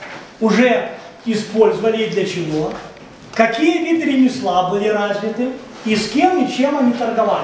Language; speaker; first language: Russian; native; Russian